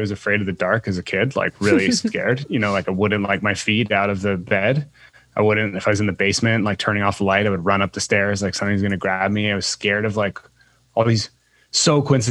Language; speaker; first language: English; native; English